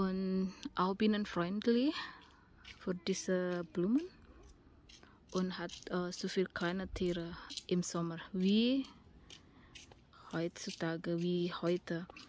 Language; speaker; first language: German; non-native, learner; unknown